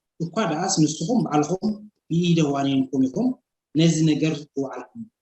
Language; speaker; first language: Tigrinya; native; Tigrinya